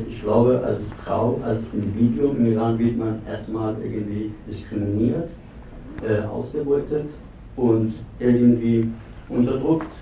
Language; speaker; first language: German; non-native, fluent; Persian